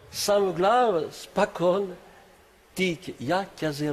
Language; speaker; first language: Russian; non-native, learner; French